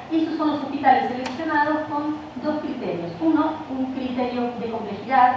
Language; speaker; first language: Spanish; native; Spanish